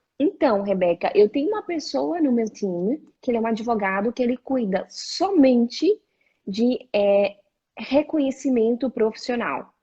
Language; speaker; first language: Portuguese; native; Portuguese